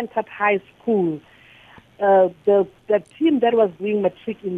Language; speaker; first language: English; non-native, local second language; Tswana